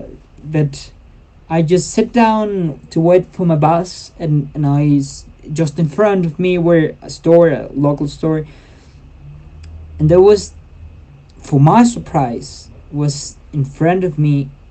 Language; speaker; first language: English; non-native, fluent; Spanish